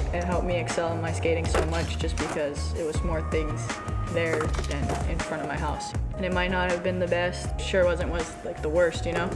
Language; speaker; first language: English; native; English